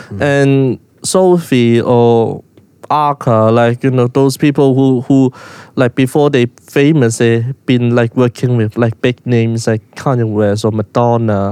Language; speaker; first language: English; non-native, local second language; Cantonese